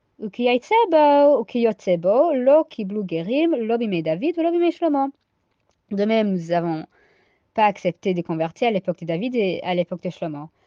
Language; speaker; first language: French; non-native, fluent; English